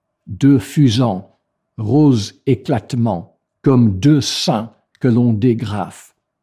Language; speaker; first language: French; non-native, fluent; English